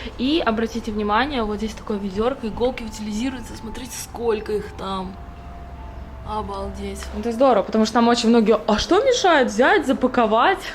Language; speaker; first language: Russian; native; Russian